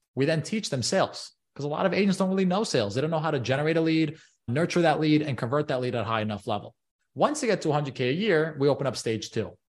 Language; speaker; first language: English; native; English